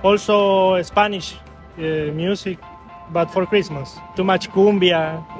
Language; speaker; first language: English; non-native, learner; Spanish